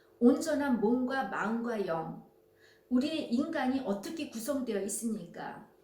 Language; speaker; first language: Korean; native; Korean